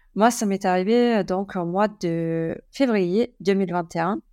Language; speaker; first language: French; early bilingual, other home language; German